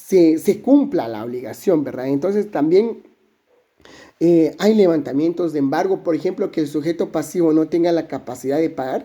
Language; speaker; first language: Spanish; native; Spanish